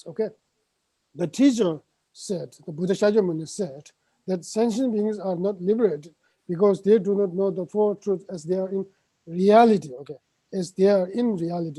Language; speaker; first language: English; non-native, fluent; Tibetan